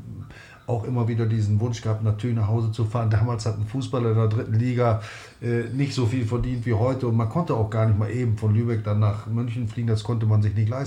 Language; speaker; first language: German; native; German